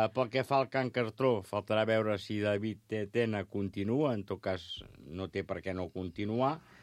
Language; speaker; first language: Catalan; native; Catalan